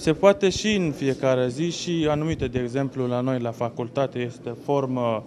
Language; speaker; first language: Romanian; non-native, learner; Turkmen